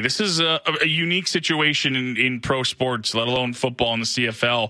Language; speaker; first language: English; native; English